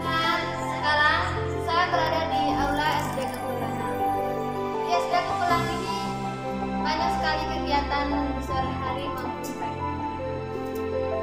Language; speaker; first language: Indonesian; non-native, local second language; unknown